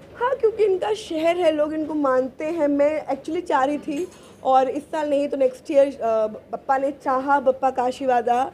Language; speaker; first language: Hindi; native; Hindi